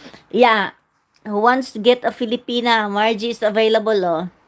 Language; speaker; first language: English; non-native, local second language; Cebuano